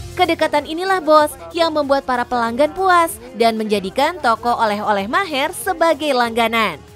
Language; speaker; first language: Indonesian; native; Indonesian